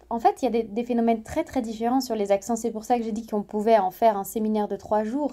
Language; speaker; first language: French; native; French